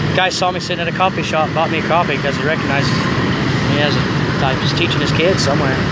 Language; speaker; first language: English; native; English